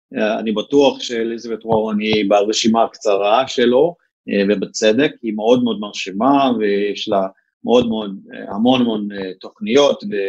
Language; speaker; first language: Hebrew; non-native, fluent; English